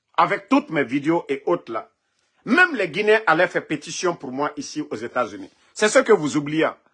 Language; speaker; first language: French; non-native, local second language; Mandingo